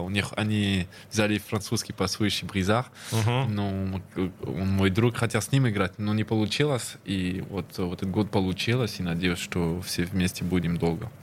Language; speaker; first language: Russian; early bilingual, heritage; Russian